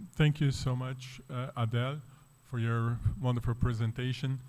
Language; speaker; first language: English; non-native, fluent; Portuguese